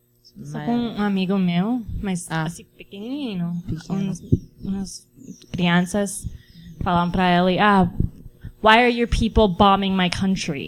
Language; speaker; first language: Portuguese; non-native, fluent; Spanish